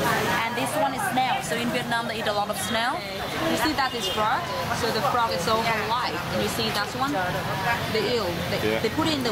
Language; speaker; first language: English; non-native, learner; Vietnamese